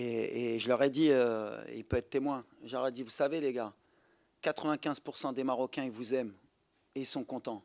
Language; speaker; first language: French; native; French